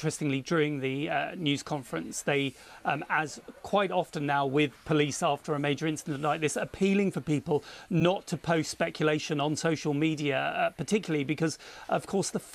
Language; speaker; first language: English; native; English